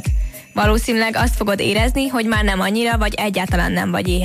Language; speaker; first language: Hungarian; native; Hungarian